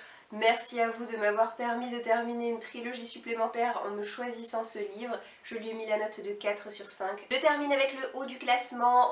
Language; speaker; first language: French; native; French